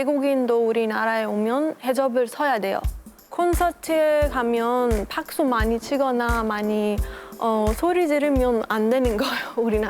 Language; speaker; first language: Korean; non-native, fluent; Persian